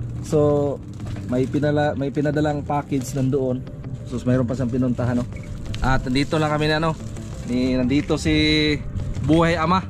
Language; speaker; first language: Filipino; non-native, local second language; Cebuano